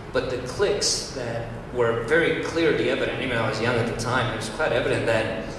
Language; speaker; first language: English; early bilingual, other home language; Romanian